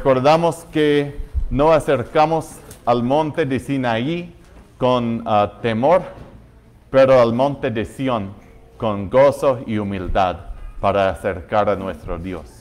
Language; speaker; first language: Spanish; non-native, fluent; English